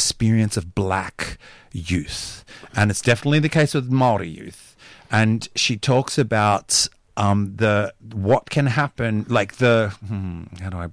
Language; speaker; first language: English; native; English